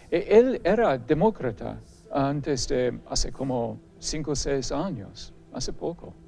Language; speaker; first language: Spanish; non-native, fluent; English